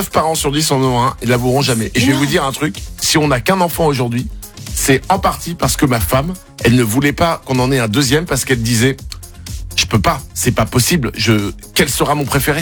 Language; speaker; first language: French; native; French